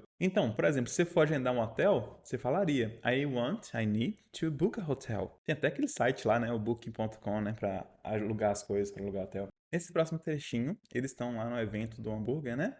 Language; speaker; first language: Portuguese; native; Portuguese